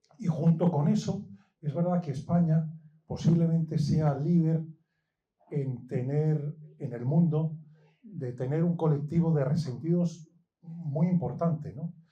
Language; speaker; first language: Spanish; native; Spanish